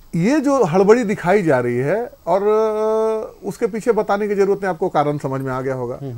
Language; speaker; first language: Hindi; native; Hindi